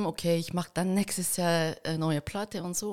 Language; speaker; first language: German; early bilingual, heritage; Korean